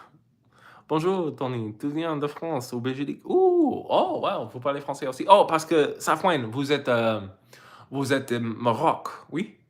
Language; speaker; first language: French; non-native, learner; English